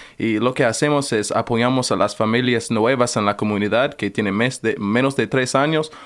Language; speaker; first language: Spanish; non-native, fluent; English